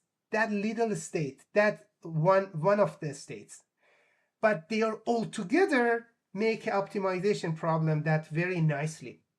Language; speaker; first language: English; non-native, fluent; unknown